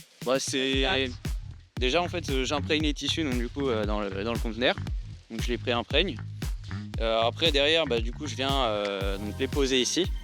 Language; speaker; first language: French; native; French